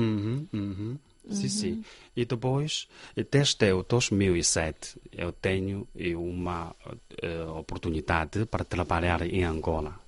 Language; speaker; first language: Portuguese; non-native, learner; Chinese